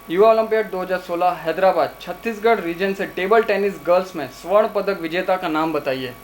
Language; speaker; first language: Hindi; non-native, local second language; Gujarati